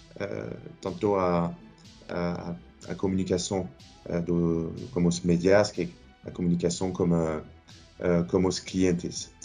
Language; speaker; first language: Portuguese; non-native, fluent; French